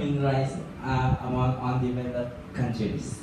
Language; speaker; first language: English; non-native, learner; Vietnamese